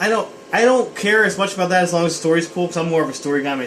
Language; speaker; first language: English; native; English